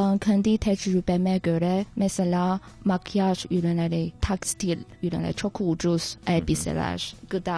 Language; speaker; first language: Turkish; non-native, fluent; Chinese